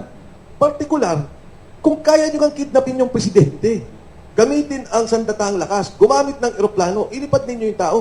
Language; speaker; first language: Filipino; native; Filipino